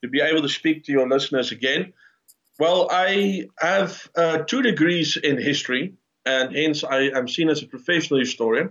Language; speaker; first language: English; non-native, local second language; Afrikaans